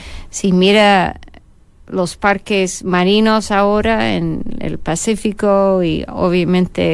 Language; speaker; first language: Spanish; non-native, fluent; English